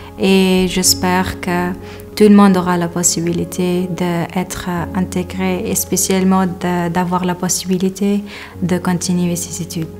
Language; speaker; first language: French; non-native, learner; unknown